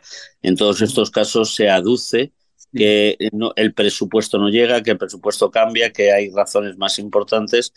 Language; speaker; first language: Spanish; native; Spanish